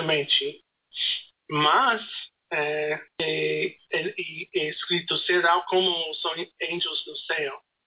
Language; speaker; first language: Portuguese; non-native, learner; English